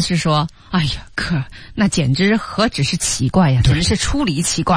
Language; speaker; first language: Chinese; native; Chinese